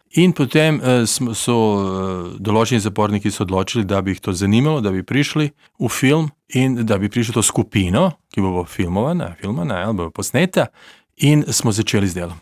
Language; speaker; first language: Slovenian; non-native, learner; Serbian